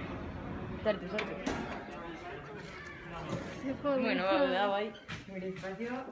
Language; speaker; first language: Basque; non-native, local second language; Spanish